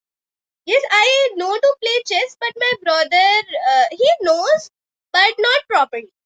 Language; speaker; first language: English; non-native, local second language; Hindi